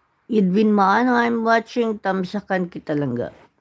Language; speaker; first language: English; non-native, local second language; Cebuano